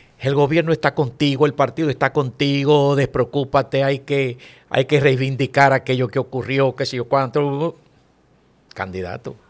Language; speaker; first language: Spanish; native; Spanish